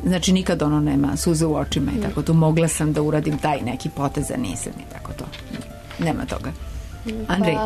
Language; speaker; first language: Serbian; native; Serbian